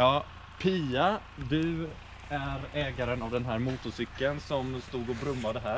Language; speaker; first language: Swedish; native; Swedish